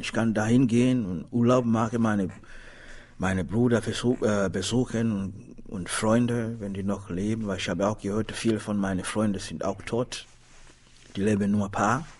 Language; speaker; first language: German; non-native, learner; Swahili